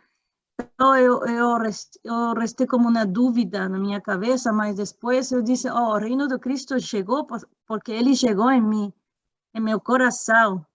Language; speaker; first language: Portuguese; non-native, fluent; Spanish